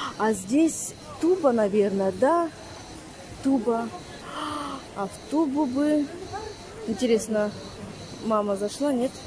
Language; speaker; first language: Russian; native; Russian